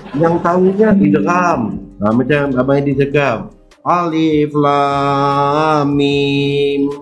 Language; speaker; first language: Malay; native; Malay